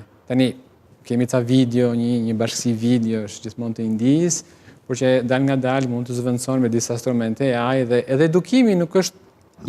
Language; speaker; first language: Albanian; native; Albanian